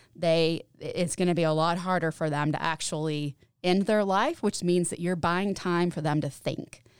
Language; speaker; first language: English; native; English